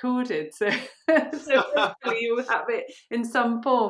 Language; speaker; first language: English; native; English